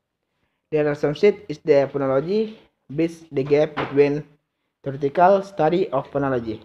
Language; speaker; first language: English; non-native, learner; Indonesian